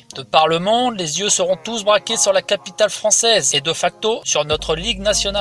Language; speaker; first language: French; native; French